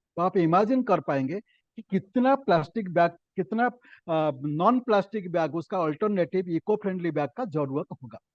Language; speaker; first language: Hindi; non-native, local second language; Odia